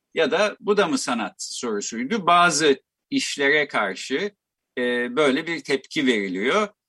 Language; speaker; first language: Turkish; native; Turkish